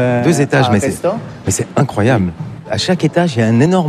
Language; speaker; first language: French; native; French